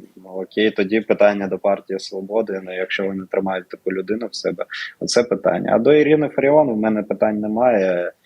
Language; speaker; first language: Ukrainian; non-native, local second language; Russian